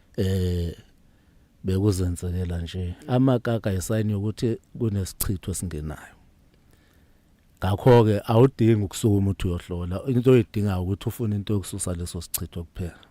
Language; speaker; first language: Zulu; native; Zulu